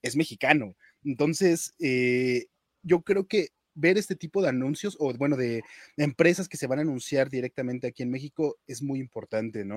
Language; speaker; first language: Spanish; native; Spanish